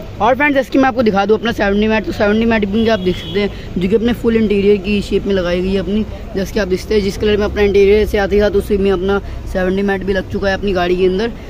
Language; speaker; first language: Hindi; native; Hindi